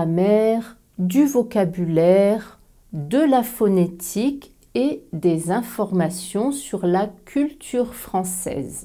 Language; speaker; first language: French; native; French